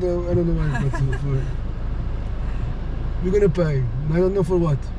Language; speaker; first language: English; non-native, learner; Portuguese